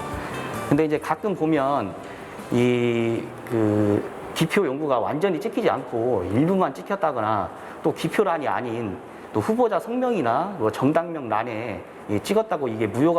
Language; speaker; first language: Korean; native; Korean